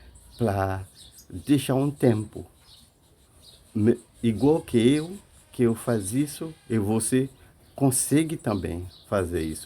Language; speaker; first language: Portuguese; non-native, learner; Haitian Creole